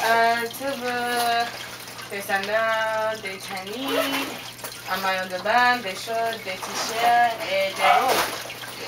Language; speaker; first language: French; non-native, learner; English